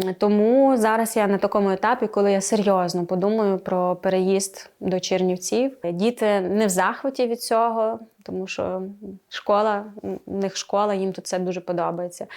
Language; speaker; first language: Ukrainian; native; Ukrainian